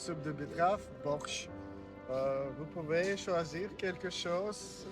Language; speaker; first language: French; non-native, learner; Russian